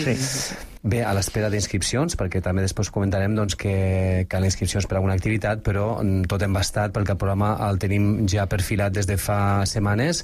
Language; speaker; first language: Catalan; native; Catalan